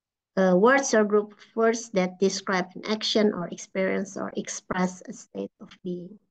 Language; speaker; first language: English; non-native, fluent; Indonesian